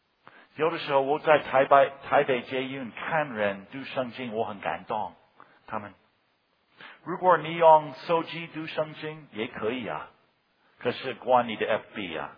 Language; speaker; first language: Chinese; non-native, fluent; English